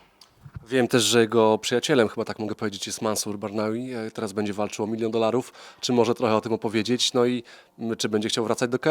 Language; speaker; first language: Polish; native; Polish